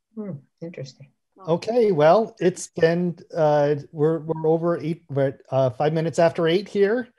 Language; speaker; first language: English; native; English